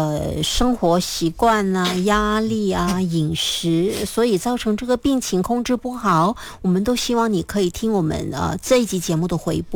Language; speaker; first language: Chinese; native; Chinese